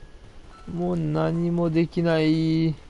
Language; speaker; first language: Japanese; native; Japanese